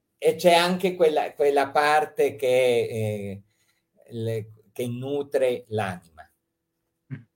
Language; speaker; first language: Italian; early bilingual, heritage; Italian